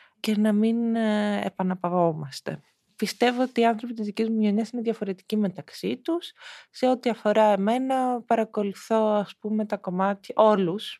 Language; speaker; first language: Greek; early bilingual, heritage; Greek